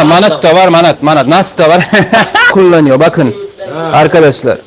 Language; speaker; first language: Turkish; early bilingual, heritage; Turkmen